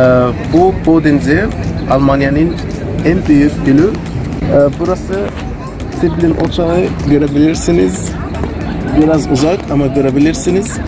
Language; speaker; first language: Turkish; early bilingual, heritage; Turkish